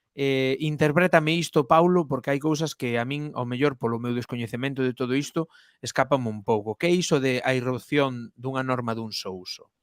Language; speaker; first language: Galician; non-native, local second language; Spanish